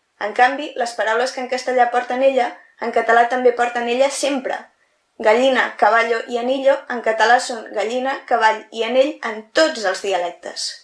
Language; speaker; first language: Catalan; native; Catalan